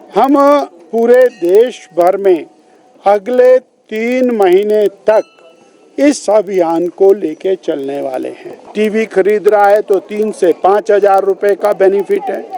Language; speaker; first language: Hindi; native; Hindi